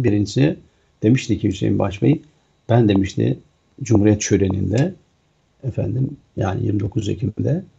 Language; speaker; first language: Turkish; native; Turkish